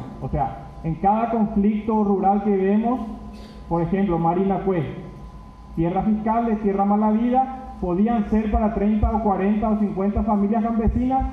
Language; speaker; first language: Spanish; native; Spanish